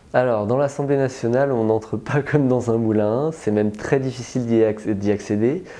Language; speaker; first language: French; native; French